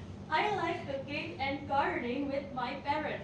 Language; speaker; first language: English; non-native, fluent; Indonesian